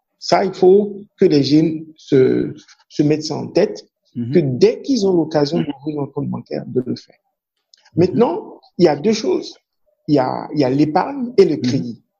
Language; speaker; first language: French; non-native, local second language; Fon